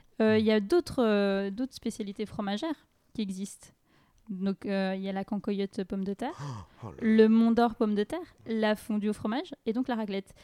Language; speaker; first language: French; native; French